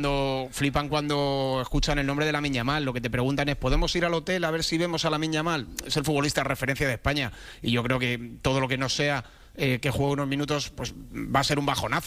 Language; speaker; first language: Spanish; native; Spanish